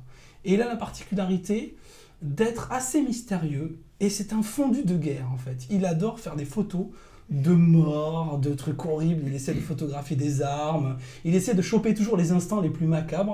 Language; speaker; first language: French; native; French